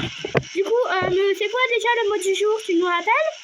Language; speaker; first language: French; native; French